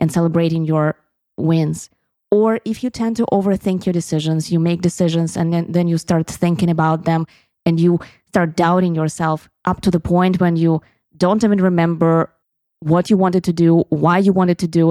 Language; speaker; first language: English; non-native, fluent; Russian